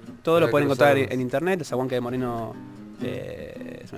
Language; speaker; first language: Spanish; native; Spanish